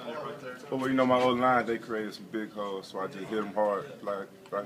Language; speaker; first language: English; native; English